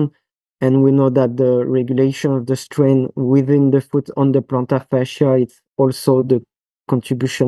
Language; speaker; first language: English; non-native, fluent; French